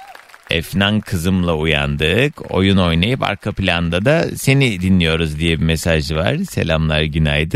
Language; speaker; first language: Turkish; native; Turkish